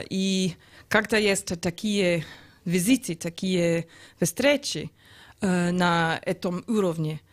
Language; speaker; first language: Russian; non-native, learner; English